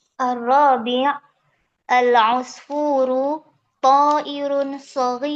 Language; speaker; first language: Arabic; non-native, learner; Indonesian